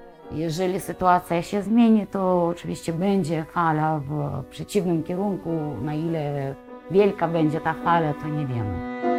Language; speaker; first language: Polish; non-native, fluent; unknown